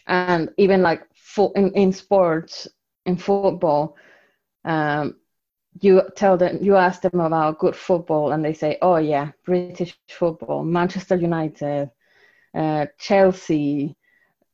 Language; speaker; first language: English; non-native, fluent; Spanish